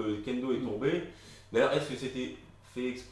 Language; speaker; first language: French; native; French